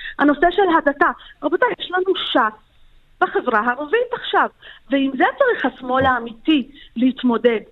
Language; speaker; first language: Hebrew; non-native, local second language; Arabic